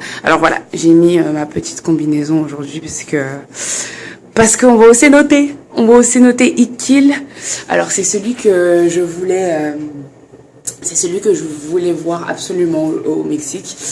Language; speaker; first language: French; native; French